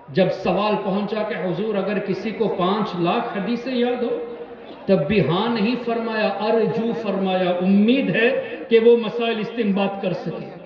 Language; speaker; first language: Urdu; non-native, local second language; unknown